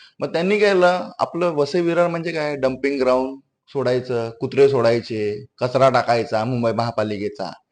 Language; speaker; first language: Marathi; native; Marathi